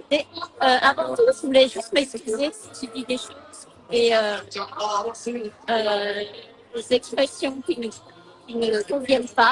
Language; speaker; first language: French; early bilingual, other home language; Vietnamese